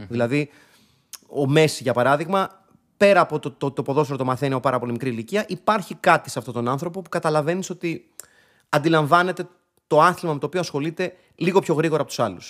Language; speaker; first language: Greek; native; Greek